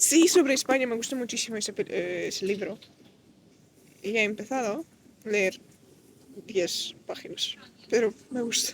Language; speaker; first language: Spanish; non-native, fluent; Russian